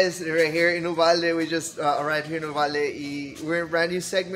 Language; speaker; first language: English; early bilingual, other home language; Spanish